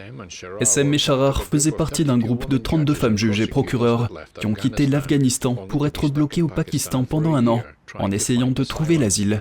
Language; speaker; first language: French; native; French